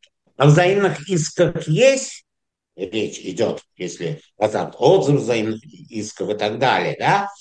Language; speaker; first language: Russian; non-native, fluent; Azerbaijani